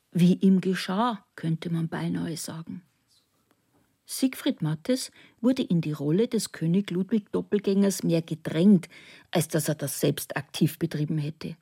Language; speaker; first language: German; native; German